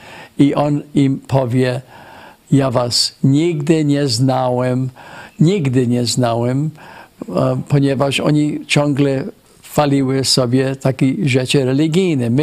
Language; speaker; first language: Polish; non-native, fluent; English